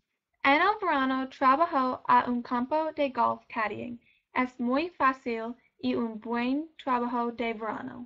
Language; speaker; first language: Spanish; non-native, learner; English